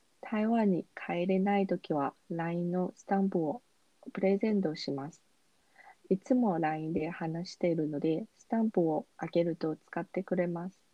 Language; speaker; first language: Japanese; non-native, fluent; Chinese